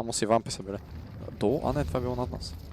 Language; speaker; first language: Bulgarian; native; Bulgarian